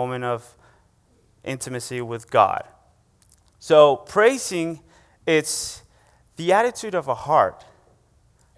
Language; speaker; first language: English; non-native, fluent; Spanish